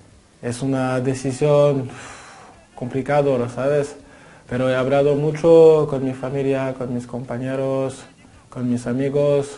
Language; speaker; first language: Spanish; non-native, fluent; French